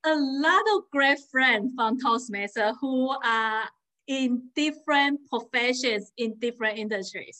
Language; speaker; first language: English; non-native, fluent; Chinese